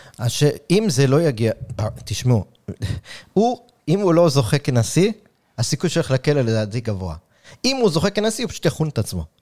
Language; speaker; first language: Hebrew; native; Hebrew